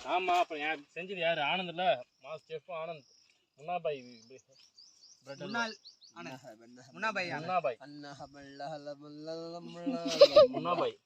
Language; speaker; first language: Tamil; native; Tamil